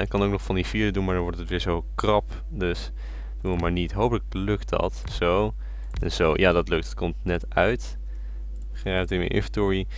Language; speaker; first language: Dutch; native; Dutch